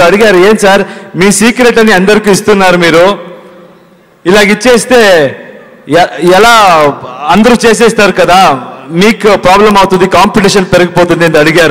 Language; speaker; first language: Telugu; non-native, learner; Kannada